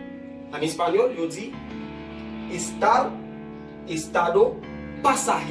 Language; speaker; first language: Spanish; non-native, fluent; Haitian Creole